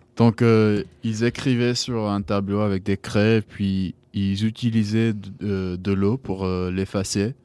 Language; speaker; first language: French; non-native, fluent; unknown